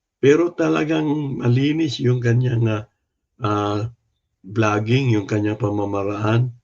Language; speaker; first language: Filipino; non-native, local second language; Cebuano